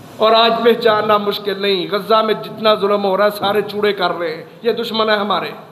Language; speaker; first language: Urdu; non-native, local second language; Punjabi